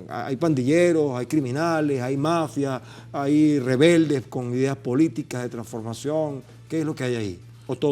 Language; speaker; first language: Spanish; native; Spanish